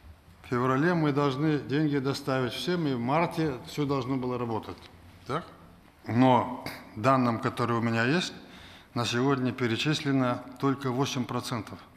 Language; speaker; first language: Russian; non-native, local second language; Kazakh